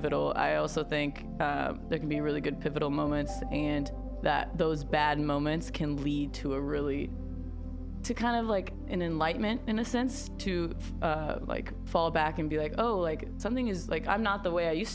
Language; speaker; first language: English; native; English